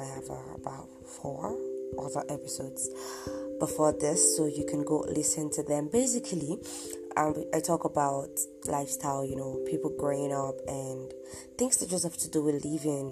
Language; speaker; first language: English; non-native, local second language; Yoruba